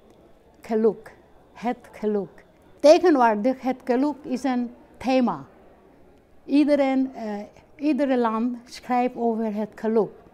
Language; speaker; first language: Dutch; non-native, fluent; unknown